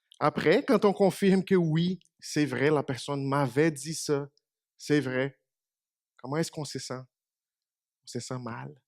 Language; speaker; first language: French; non-native, fluent; Portuguese